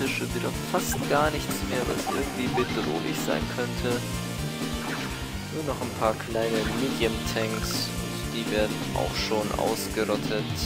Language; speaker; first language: German; native; German